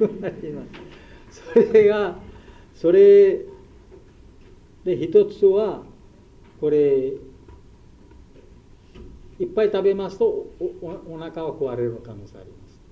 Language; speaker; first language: Japanese; non-native, learner; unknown